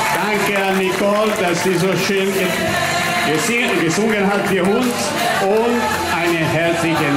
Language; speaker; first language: German; non-native, learner; Italian